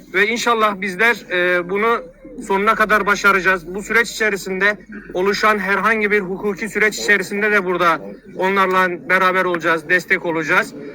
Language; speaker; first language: Turkish; native; Turkish